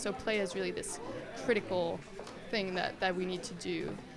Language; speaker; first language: English; non-native, fluent; Spanish